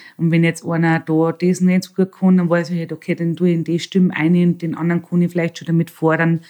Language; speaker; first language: German; native; German